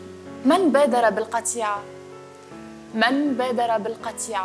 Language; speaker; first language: Arabic; native; Arabic